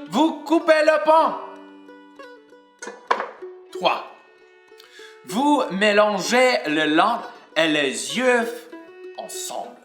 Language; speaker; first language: French; non-native, learner; English